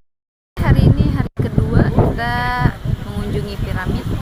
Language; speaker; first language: Indonesian; native; Indonesian